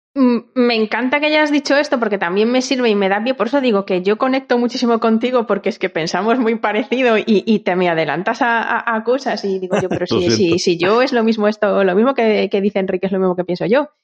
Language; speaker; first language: Spanish; native; Spanish